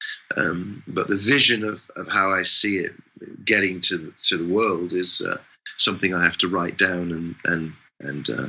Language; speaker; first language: English; native; English